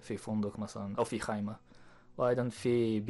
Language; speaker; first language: Arabic; non-native, learner; Japanese